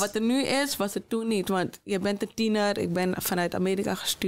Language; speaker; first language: Dutch; native; Dutch